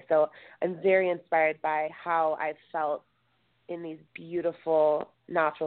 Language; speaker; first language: English; native; English